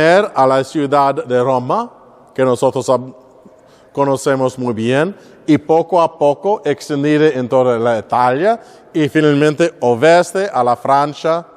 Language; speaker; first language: Spanish; non-native, learner; English